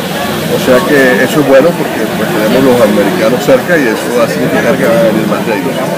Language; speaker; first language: Spanish; native; Spanish